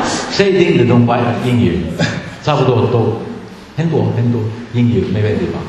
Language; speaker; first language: Chinese; non-native, learner; Finnish